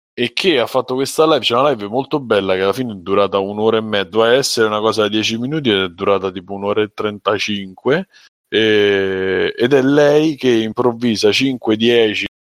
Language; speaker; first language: Italian; native; Italian